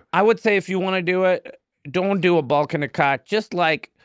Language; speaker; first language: English; non-native, local second language; Urdu